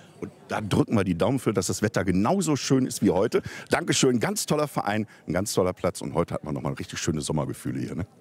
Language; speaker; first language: German; native; German